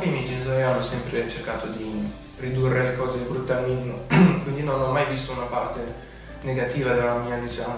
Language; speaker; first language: Italian; early bilingual, other home language; Romanian